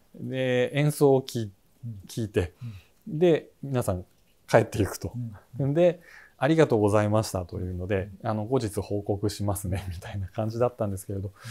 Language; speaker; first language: Japanese; native; Japanese